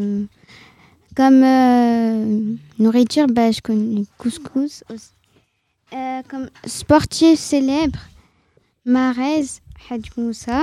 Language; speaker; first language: French; early bilingual, other home language; Arabic